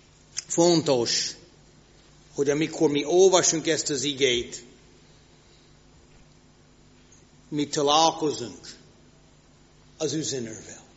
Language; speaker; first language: Hungarian; non-native, fluent; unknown